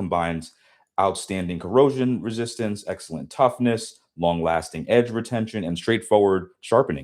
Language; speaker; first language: English; native; English